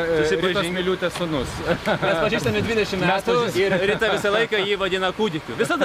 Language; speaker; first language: Lithuanian; native; Lithuanian